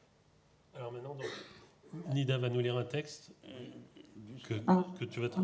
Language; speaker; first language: French; native; French